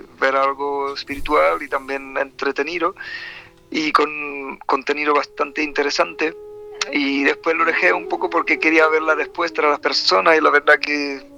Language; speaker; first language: Spanish; non-native, fluent; Czech